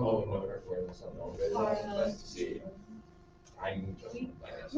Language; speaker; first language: Spanish; non-native, fluent; English